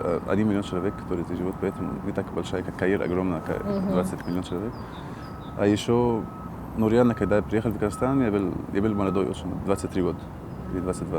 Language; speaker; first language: Russian; non-native, learner; Arabic